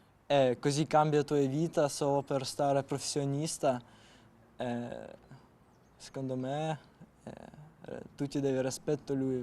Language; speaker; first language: Italian; non-native, learner; Russian